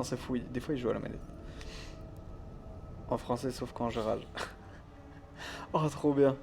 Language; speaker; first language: French; native; French